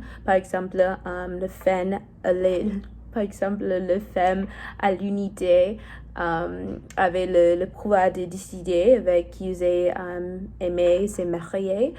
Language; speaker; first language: French; non-native, learner; English